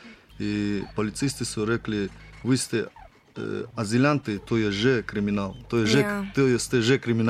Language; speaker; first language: Slovenian; non-native, learner; Russian